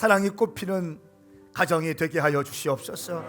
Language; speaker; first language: Korean; native; Korean